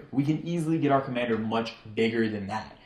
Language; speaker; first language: English; native; English